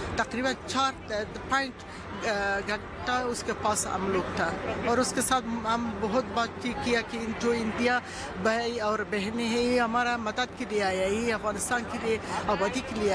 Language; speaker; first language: Hindi; non-native, learner; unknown